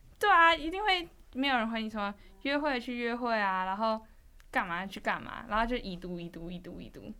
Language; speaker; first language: Chinese; native; Chinese